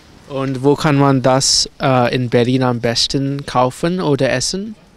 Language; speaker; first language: German; non-native, fluent; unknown